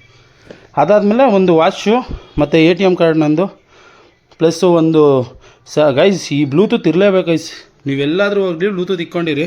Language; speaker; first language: Kannada; native; Kannada